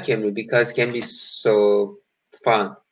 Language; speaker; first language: English; non-native, learner; Turkish